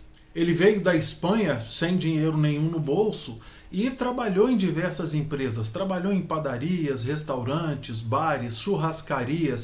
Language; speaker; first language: Portuguese; native; Portuguese